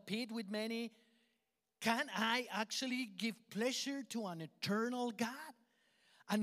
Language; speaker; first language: English; non-native, fluent; Spanish